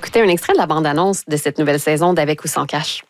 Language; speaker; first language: French; native; French